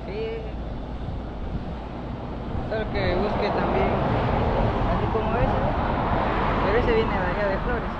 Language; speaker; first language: Spanish; native; Spanish